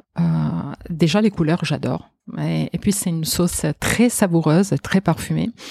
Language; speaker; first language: French; non-native, fluent; Italian